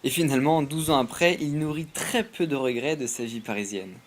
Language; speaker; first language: French; native; French